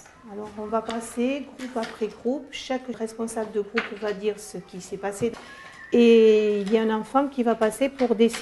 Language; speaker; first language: French; native; French